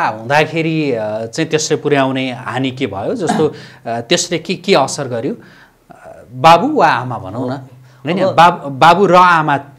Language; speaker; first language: Nepali; native; Nepali